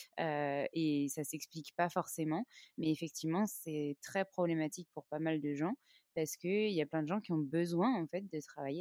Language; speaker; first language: French; native; French